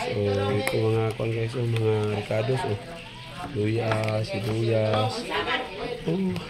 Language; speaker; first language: Filipino; non-native, local second language; Cebuano